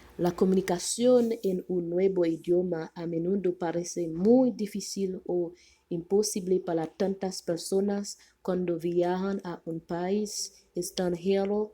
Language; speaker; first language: Spanish; non-native, learner; Haitian Creole